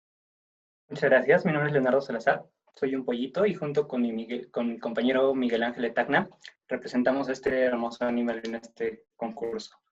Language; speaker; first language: Spanish; native; Spanish